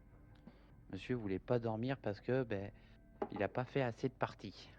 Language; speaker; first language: French; native; French